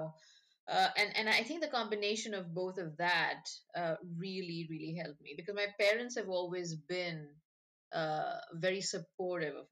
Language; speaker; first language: English; non-native, local second language; Bangla